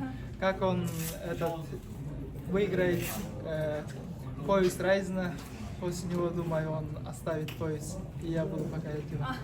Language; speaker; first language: Russian; non-native, local second language; Kyrgyz